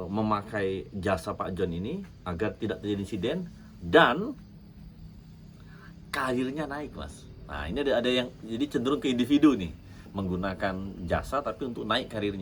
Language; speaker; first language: Indonesian; native; Indonesian